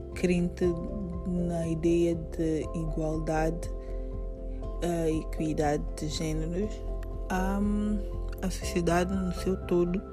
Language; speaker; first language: Portuguese; native; Portuguese